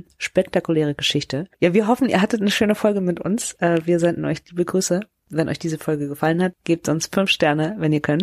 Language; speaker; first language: German; native; German